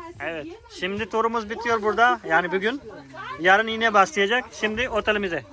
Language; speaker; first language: Turkish; non-native, fluent; Hindi